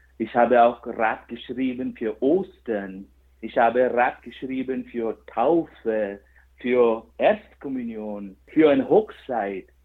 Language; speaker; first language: German; non-native, fluent; Kannada